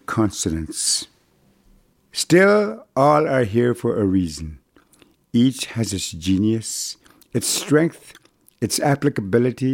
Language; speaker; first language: English; non-native, fluent; Cree